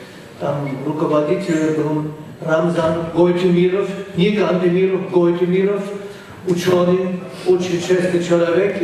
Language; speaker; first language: Russian; non-native, fluent; German